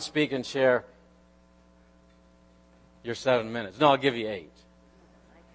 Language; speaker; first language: English; native; English